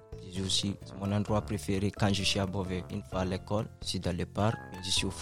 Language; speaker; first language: French; non-native, local second language; Fula